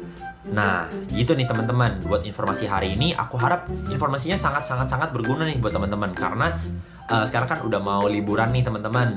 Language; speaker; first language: Indonesian; native; Indonesian